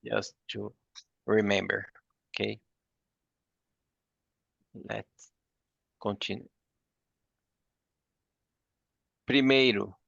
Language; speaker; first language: English; non-native, fluent; Portuguese